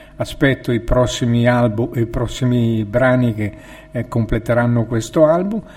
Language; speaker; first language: Italian; native; Italian